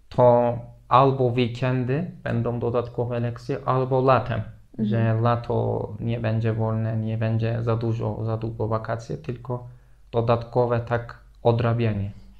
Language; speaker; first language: Polish; non-native, fluent; Turkish